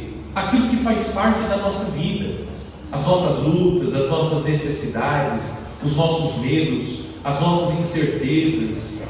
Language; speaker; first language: Portuguese; native; Portuguese